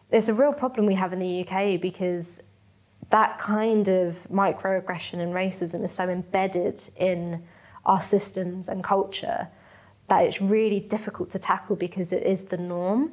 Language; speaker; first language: English; native; English